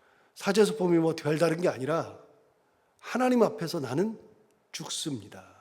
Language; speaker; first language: Korean; native; Korean